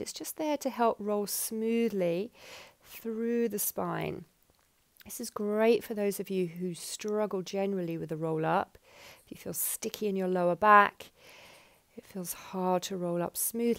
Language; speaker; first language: English; native; English